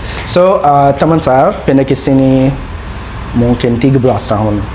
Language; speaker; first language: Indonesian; non-native, learner; English